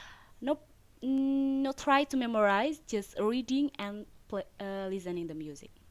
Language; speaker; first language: English; non-native, learner; Indonesian